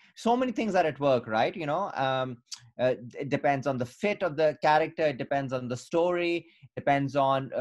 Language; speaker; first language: English; non-native, local second language; Urdu